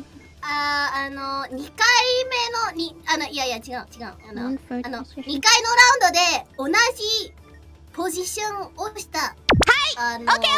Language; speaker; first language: Japanese; non-native, learner; English